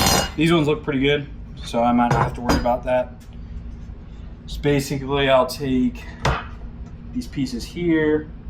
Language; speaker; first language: English; native; English